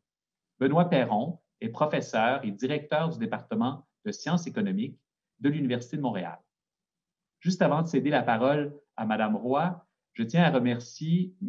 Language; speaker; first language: French; native; French